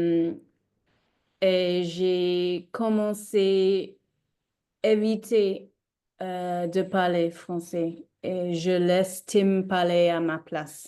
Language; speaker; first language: French; non-native, learner; English